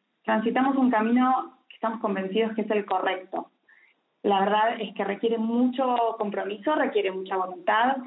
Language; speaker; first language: Spanish; native; Spanish